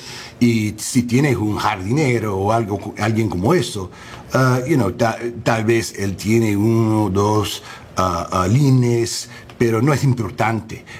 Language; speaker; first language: Spanish; non-native, learner; English